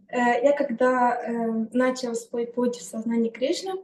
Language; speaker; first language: Russian; non-native, fluent; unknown